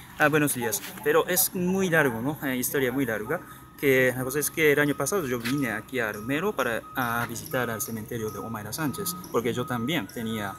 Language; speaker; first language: Spanish; non-native, learner; Japanese